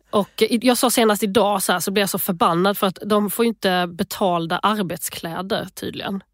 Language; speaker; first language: Swedish; native; Swedish